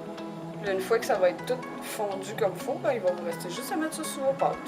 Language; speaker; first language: French; native; French